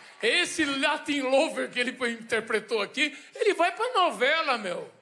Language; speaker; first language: Portuguese; native; Portuguese